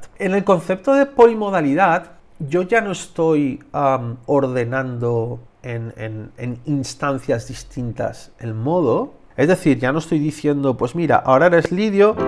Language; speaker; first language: Spanish; native; Spanish